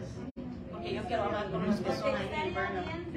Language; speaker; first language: Spanish; early bilingual, heritage; Spanish